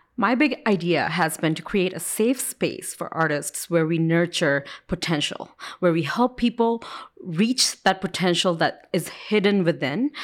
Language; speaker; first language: English; early bilingual, other home language; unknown